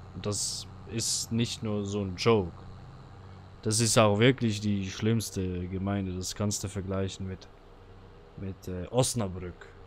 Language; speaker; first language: German; early bilingual, other home language; Serbian